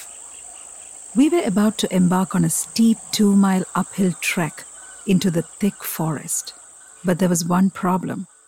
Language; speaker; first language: English; non-native, local second language; Malayalam